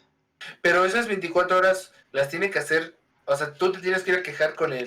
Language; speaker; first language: Spanish; native; Spanish